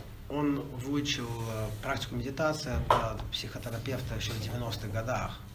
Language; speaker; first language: Russian; native; Russian